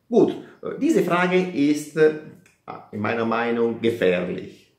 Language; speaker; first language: German; non-native, fluent; Italian